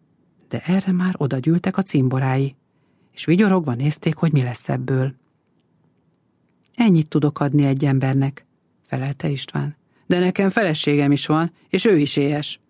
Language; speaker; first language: Hungarian; native; Hungarian